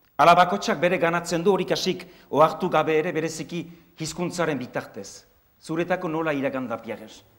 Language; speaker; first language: Basque; native; Basque